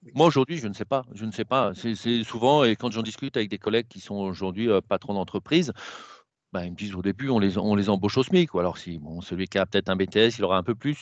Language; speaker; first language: French; native; French